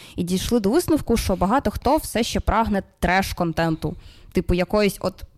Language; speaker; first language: Ukrainian; non-native, local second language; Russian